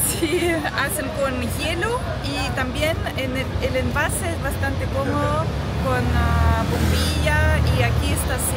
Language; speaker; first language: Spanish; non-native, fluent; Russian